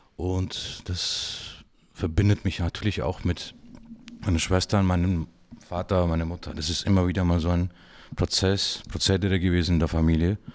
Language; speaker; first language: German; early bilingual, other home language; Georgian